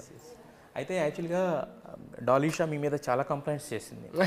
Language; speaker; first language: Telugu; native; Telugu